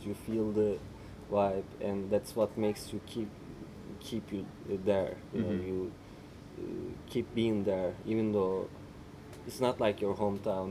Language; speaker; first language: English; non-native, fluent; Turkish